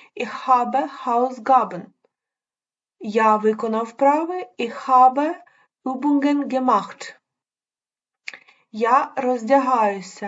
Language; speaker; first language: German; non-native, learner; Ukrainian